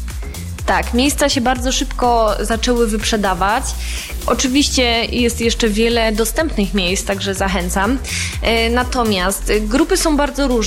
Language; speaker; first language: Polish; native; Polish